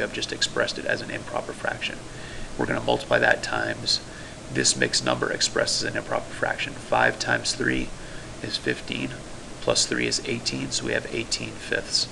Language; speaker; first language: English; native; English